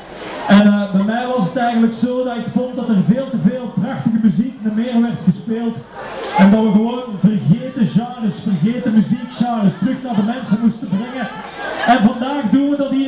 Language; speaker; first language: Dutch; native; Dutch